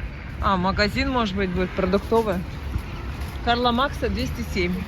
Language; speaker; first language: Russian; native; Russian